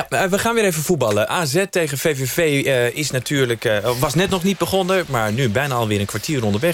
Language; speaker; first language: Dutch; native; Dutch